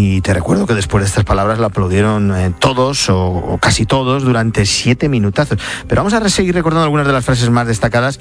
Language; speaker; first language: Spanish; native; Spanish